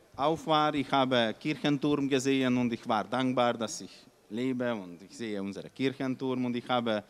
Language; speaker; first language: German; non-native, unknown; Hungarian